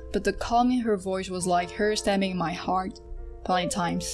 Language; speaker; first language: English; non-native, fluent; French